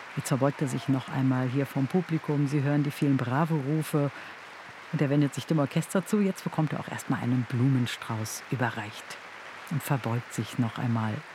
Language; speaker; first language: German; native; German